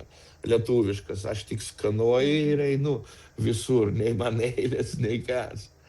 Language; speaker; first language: Lithuanian; non-native, local second language; Russian